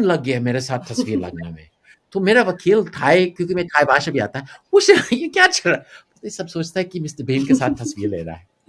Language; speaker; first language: Hindi; non-native, fluent; English